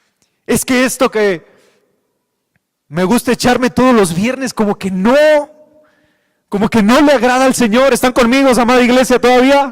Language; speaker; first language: Spanish; native; Spanish